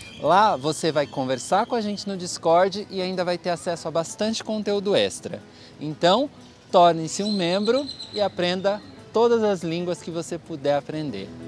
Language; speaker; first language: Portuguese; native; Portuguese